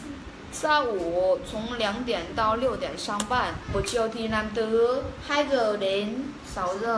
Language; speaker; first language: Chinese; non-native, fluent; Vietnamese